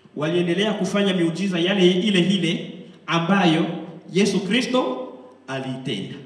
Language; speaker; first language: Swahili; non-native, local second language; Bembe